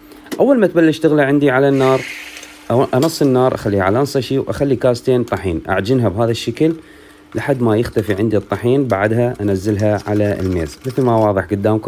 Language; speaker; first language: Arabic; native; Arabic